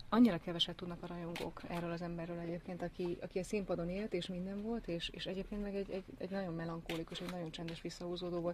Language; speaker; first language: Hungarian; native; Hungarian